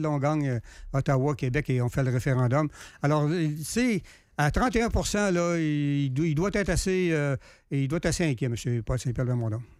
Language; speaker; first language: French; native; French